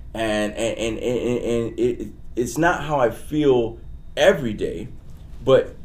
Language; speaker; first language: English; early bilingual, other home language; Spanish